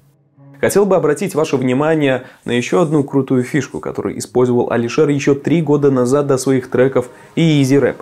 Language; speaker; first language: Russian; native; Russian